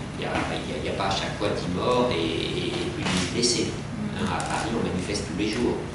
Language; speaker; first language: French; native; French